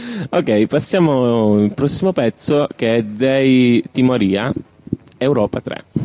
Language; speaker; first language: Italian; native; Italian